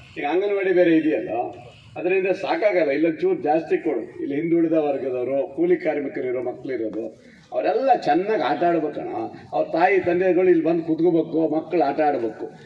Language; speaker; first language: Kannada; native; Kannada